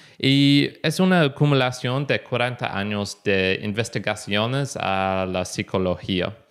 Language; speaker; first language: Spanish; non-native, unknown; English